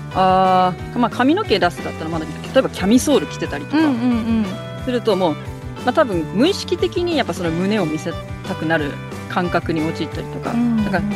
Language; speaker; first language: Japanese; native; Japanese